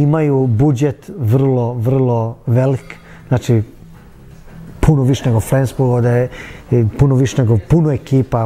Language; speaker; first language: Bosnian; early bilingual, heritage; Bosnian